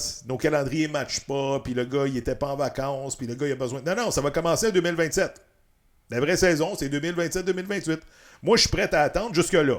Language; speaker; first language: French; native; French